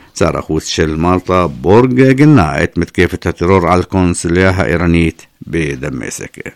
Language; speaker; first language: Hebrew; non-native, fluent; Persian